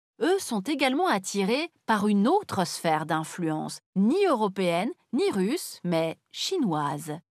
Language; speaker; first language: French; native; French